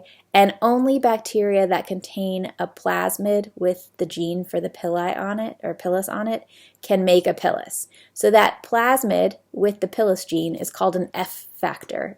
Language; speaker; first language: English; native; English